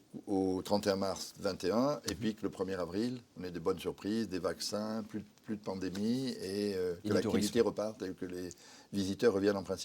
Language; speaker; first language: French; native; French